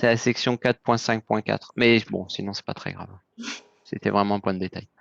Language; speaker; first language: French; native; French